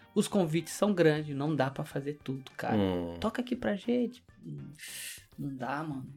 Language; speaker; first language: Portuguese; native; Portuguese